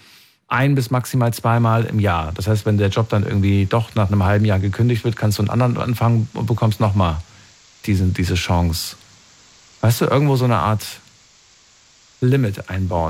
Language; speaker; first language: German; native; German